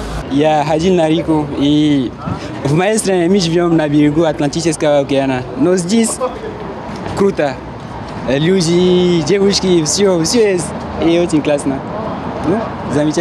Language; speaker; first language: Russian; non-native, learner; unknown